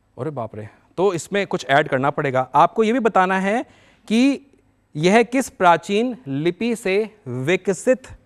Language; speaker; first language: Hindi; native; Hindi